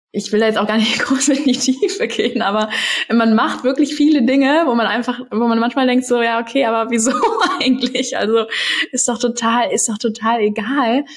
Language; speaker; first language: German; native; German